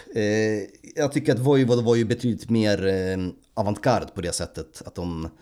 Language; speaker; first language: Swedish; native; Swedish